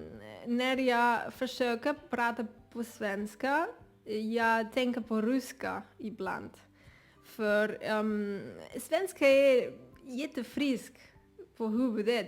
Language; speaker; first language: Swedish; non-native, learner; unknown